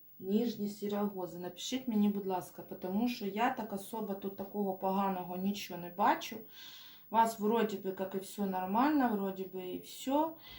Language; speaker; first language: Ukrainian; non-native, local second language; Russian